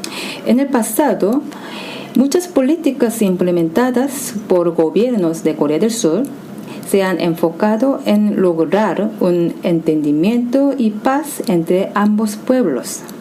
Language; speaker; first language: Spanish; non-native, fluent; Korean